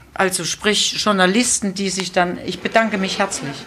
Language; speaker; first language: German; native; German